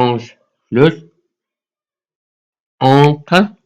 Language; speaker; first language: French; non-native, local second language; Arabic